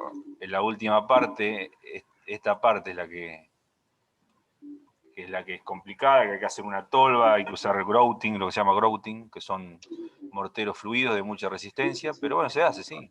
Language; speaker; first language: Spanish; native; Spanish